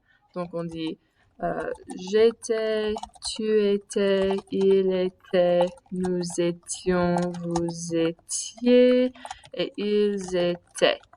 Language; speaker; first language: French; non-native, fluent; English